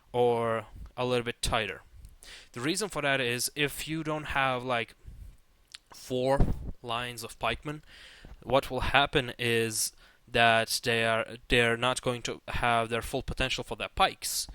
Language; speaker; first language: English; non-native, fluent; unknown